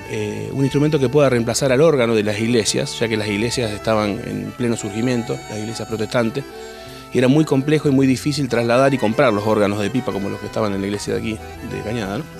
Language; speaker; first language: Spanish; native; Spanish